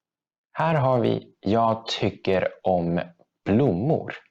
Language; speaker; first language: Swedish; non-native, fluent; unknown